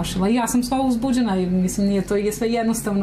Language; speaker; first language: Serbian; native; Serbian